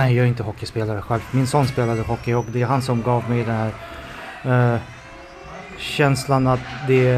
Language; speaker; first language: Swedish; non-native, fluent; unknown